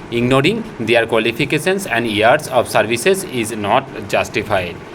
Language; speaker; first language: English; non-native, local second language; Bangla